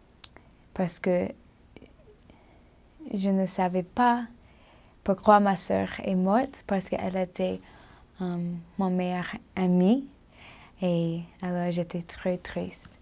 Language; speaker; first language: French; non-native, learner; English